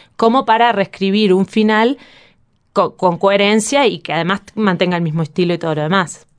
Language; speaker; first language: Spanish; native; Spanish